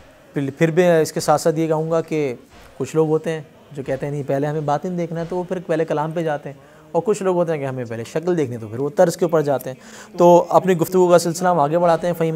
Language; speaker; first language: Urdu; native; Urdu